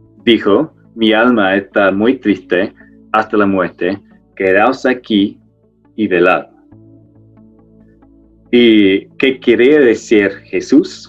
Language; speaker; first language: Spanish; non-native, fluent; English